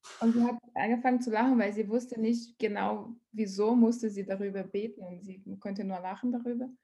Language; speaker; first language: German; non-native, learner; Portuguese